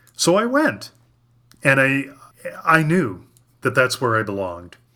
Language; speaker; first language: English; native; English